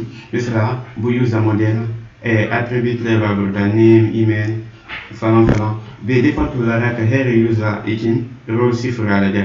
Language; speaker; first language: Turkish; non-native, learner; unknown